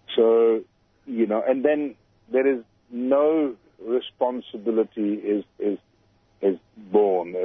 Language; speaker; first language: English; non-native, local second language; Urdu